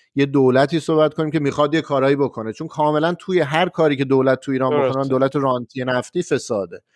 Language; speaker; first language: Persian; native; Persian